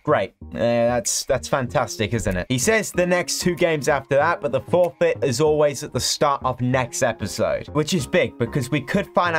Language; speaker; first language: English; native; English